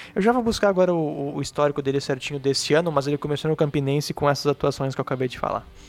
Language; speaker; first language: Portuguese; native; Portuguese